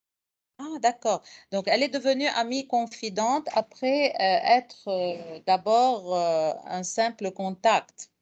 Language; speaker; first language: French; non-native, fluent; Arabic